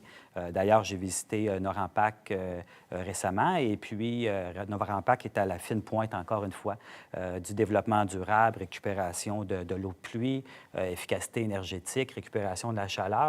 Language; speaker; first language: French; native; French